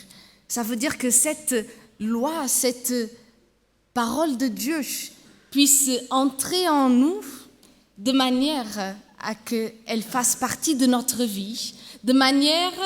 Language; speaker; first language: French; non-native, fluent; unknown